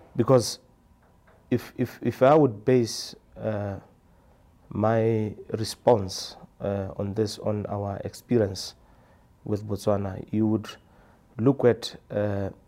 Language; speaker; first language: English; non-native, local second language; Tswana